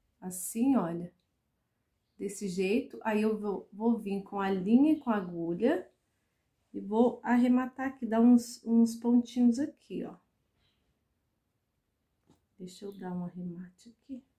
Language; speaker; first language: Portuguese; native; Portuguese